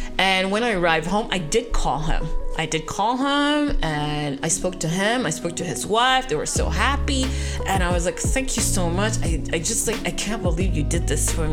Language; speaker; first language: English; non-native, fluent; French